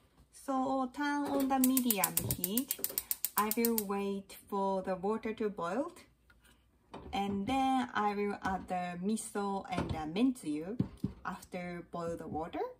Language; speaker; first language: English; non-native, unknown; Japanese